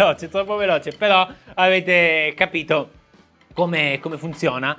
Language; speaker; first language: Italian; native; Italian